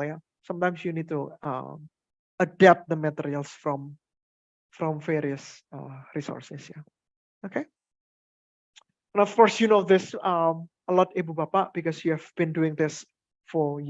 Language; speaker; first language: English; non-native, fluent; Indonesian